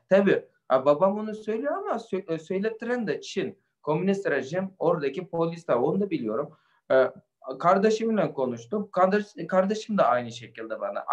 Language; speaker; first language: Turkish; non-native, fluent; Uyghur